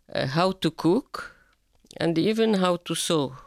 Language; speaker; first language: English; non-native, fluent; Arabic